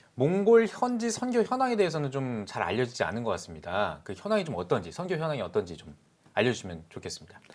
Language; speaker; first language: Korean; native; Korean